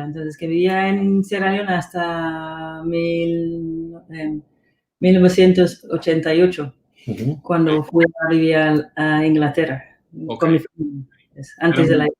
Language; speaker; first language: Spanish; non-native, fluent; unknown